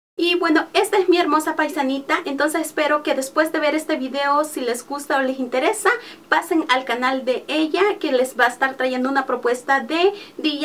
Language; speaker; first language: Spanish; native; Spanish